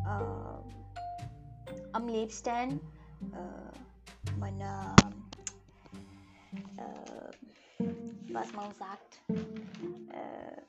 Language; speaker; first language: German; non-native, learner; Portuguese